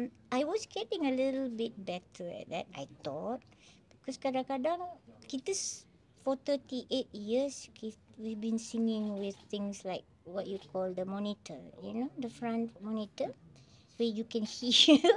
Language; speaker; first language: English; non-native, local second language; Malay